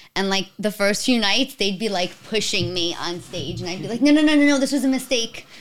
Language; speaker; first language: English; native; English